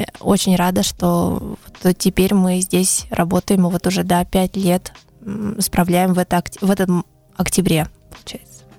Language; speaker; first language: Russian; native; Russian